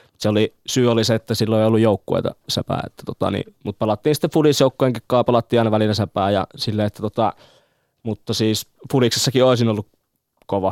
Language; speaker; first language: Finnish; native; Finnish